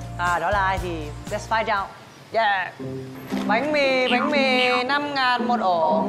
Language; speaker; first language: Vietnamese; native; Vietnamese